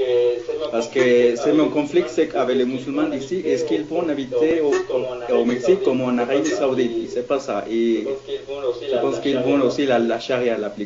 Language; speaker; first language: French; non-native, learner; Spanish